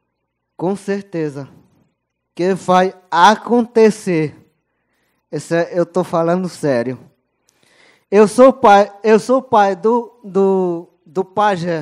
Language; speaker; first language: Portuguese; non-native, local second language; Yanomámi